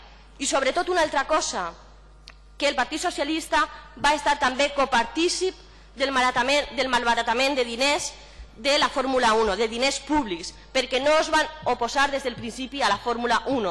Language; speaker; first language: Catalan; native; Catalan